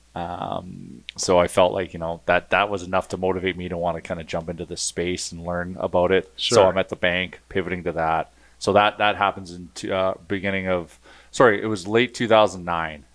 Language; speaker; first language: English; native; English